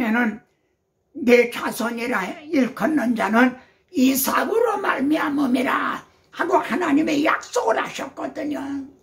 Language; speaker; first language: Korean; native; Korean